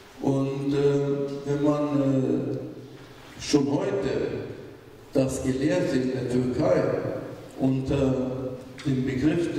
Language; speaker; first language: German; non-native, fluent; Turkish